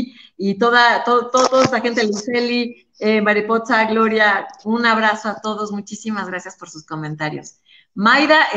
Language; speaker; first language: Spanish; native; Spanish